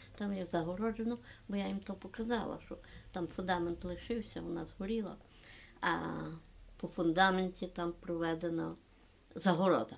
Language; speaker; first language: Ukrainian; native; Ukrainian